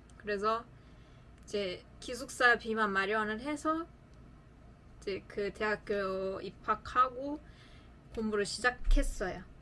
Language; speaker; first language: Korean; non-native, fluent; Uzbek